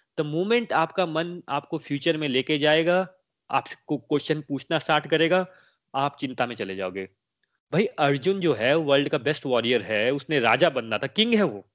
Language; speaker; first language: Hindi; native; Hindi